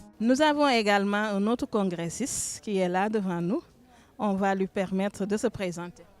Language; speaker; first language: French; non-native, local second language; Wolof